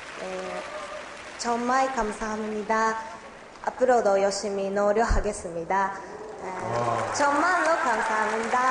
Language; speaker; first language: Korean; non-native, learner; Japanese